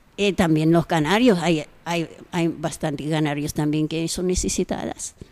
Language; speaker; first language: Spanish; non-native, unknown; Filipino